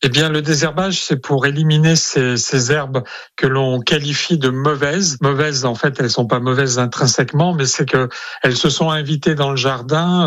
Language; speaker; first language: French; native; French